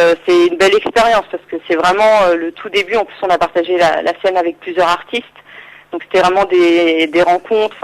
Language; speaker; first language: French; native; French